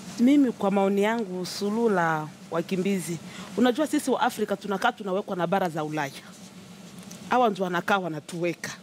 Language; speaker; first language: Swahili; native; Swahili